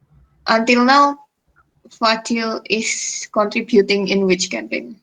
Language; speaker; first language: English; non-native, fluent; Indonesian